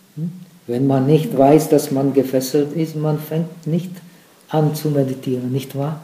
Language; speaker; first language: German; non-native, fluent; Czech